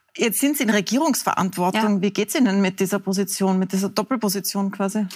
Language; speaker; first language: German; native; German